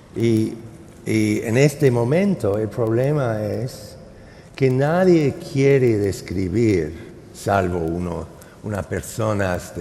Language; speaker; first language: Spanish; non-native, fluent; English